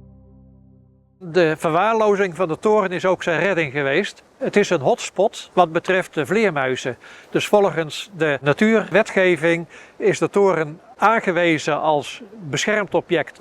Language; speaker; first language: Dutch; native; Dutch